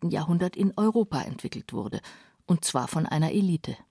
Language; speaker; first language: German; native; German